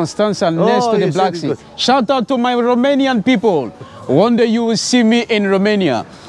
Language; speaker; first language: English; non-native, fluent; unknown